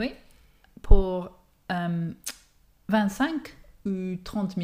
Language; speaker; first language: French; non-native, fluent; English